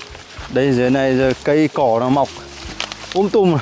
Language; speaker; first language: Vietnamese; native; Vietnamese